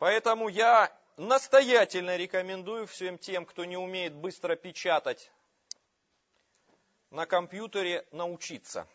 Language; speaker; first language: Russian; native; Russian